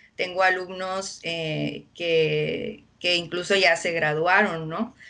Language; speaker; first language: Spanish; early bilingual, heritage; Spanish